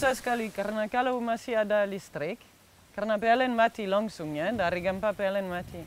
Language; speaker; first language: Indonesian; non-native, fluent; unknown